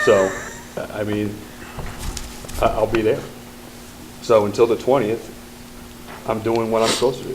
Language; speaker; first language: English; native; English